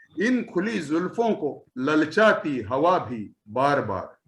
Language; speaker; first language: Hindi; non-native, local second language; Marathi